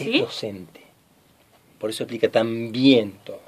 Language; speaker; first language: Spanish; native; Spanish